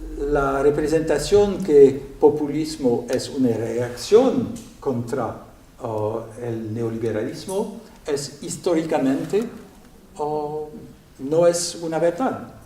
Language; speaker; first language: Spanish; non-native, learner; French